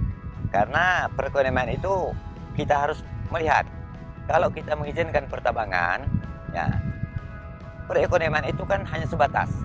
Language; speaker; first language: Indonesian; non-native, local second language; Malay